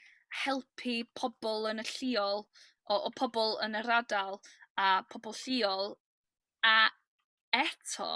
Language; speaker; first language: Welsh; non-native, learner; English